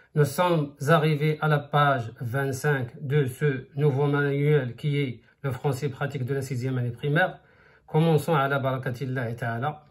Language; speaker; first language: French; non-native, local second language; Arabic